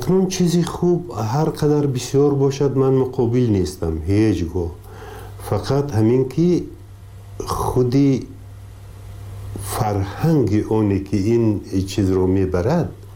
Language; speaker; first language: Persian; native; Persian